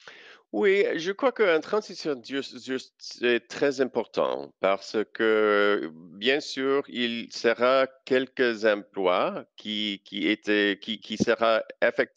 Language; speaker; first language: French; non-native, local second language; English